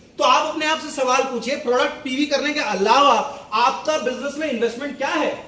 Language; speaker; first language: Hindi; native; Hindi